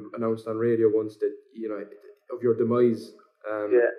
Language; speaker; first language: English; native; English